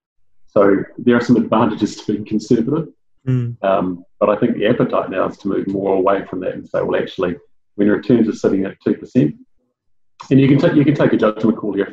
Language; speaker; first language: English; native; English